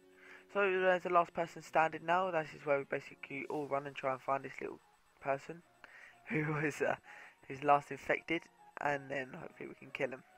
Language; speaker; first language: English; native; English